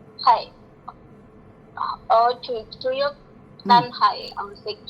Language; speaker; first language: Cantonese; non-native, learner; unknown